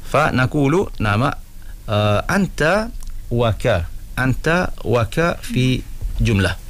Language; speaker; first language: Arabic; non-native, fluent; Malay